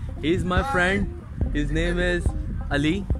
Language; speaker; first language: English; non-native, local second language; Hindi